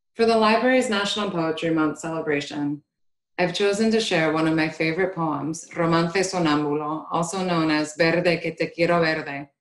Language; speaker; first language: English; native; English